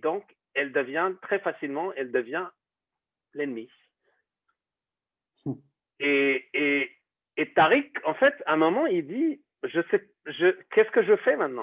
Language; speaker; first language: French; non-native, fluent; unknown